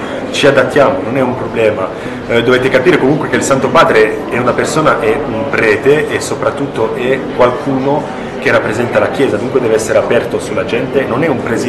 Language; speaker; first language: Italian; non-native, fluent; French